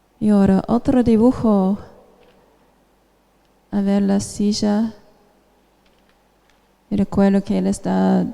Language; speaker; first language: Spanish; non-native, fluent; English